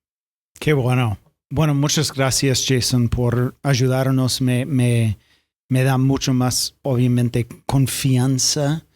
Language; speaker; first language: Spanish; non-native, fluent; English